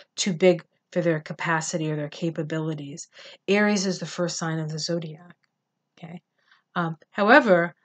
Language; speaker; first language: English; native; English